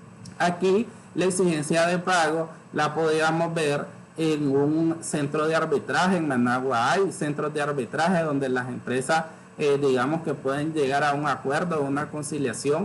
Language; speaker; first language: Spanish; native; Spanish